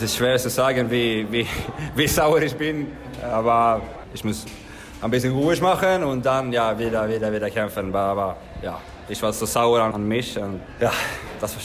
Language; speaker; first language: German; non-native, learner; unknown